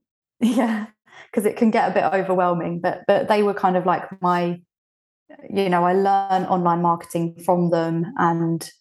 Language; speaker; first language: English; early bilingual, other home language; Bulgarian